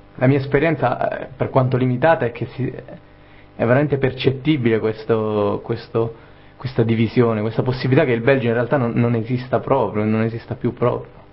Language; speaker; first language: Italian; native; Italian